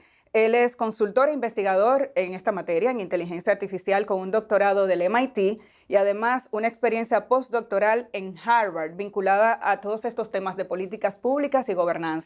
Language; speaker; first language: Spanish; native; Spanish